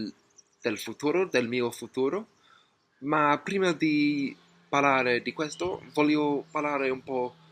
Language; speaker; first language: Italian; non-native, learner; English